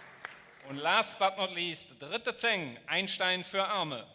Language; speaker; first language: German; native; German